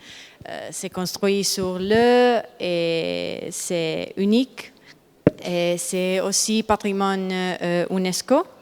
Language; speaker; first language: French; non-native, learner; Italian